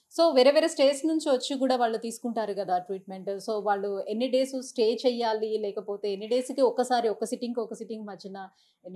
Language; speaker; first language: Telugu; native; Telugu